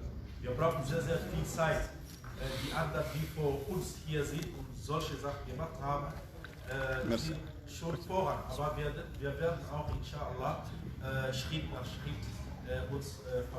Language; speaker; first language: German; non-native, fluent; Fula